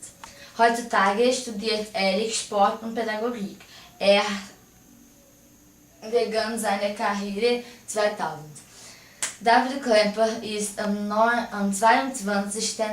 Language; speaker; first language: German; non-native, learner; Portuguese